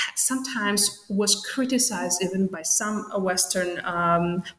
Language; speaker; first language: English; non-native, fluent; Georgian